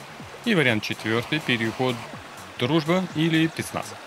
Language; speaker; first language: Russian; native; Russian